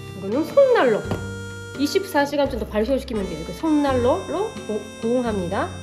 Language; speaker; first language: Korean; non-native, fluent; Japanese